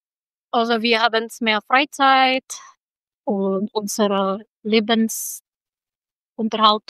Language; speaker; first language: German; non-native, local second language; Indonesian